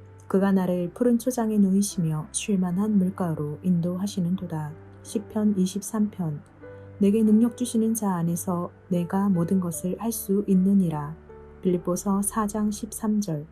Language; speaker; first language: Korean; native; Korean